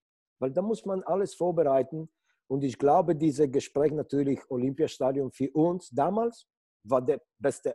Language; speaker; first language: German; non-native, fluent; Polish